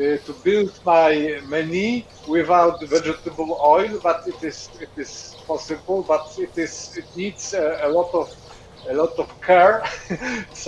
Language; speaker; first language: English; non-native, fluent; Polish